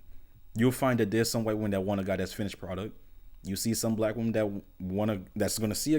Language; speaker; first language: English; native; English